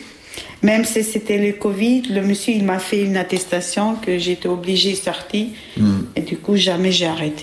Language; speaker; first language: French; non-native, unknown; Albanian